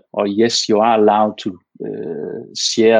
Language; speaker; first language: English; non-native, fluent; Danish